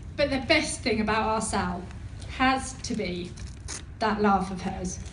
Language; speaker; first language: English; native; English